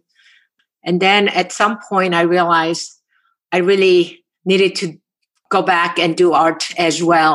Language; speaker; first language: English; non-native, fluent; Korean